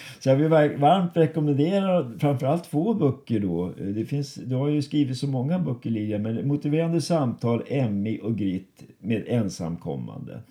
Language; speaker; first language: Swedish; native; Swedish